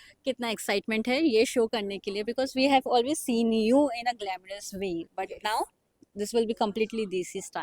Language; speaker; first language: Hindi; native; Hindi